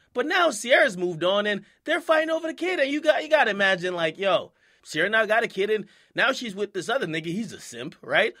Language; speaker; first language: English; native; English